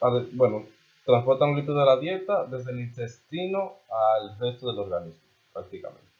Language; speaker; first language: Spanish; native; Spanish